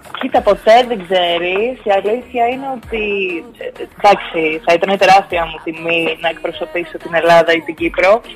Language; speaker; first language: Greek; early bilingual, heritage; Greek